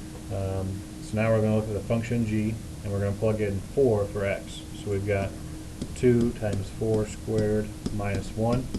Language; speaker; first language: English; native; English